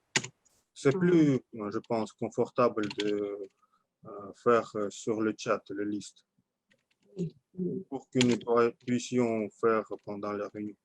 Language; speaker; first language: French; non-native, learner; Russian